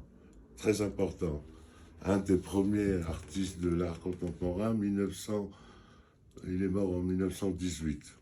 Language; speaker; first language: French; non-native, fluent; Georgian